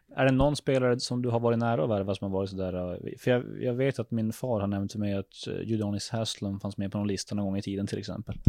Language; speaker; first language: Swedish; native; Swedish